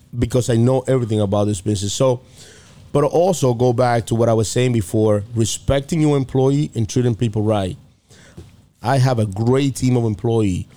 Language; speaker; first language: English; non-native, fluent; Spanish